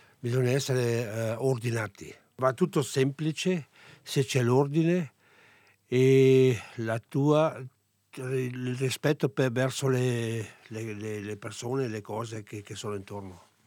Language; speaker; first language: Italian; non-native, local second language; German